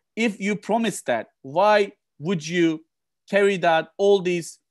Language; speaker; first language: English; non-native, fluent; Turkish